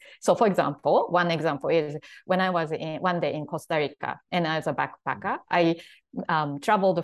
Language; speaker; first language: English; non-native, fluent; Japanese